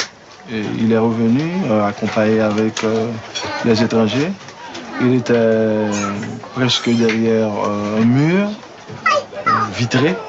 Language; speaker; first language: French; non-native, local second language; Haitian Creole